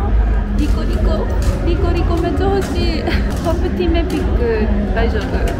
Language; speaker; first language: Japanese; non-native, learner; English